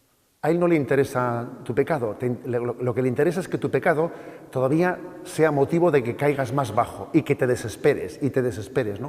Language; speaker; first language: Spanish; native; Spanish